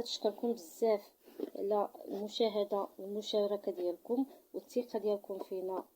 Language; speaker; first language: Arabic; native; Arabic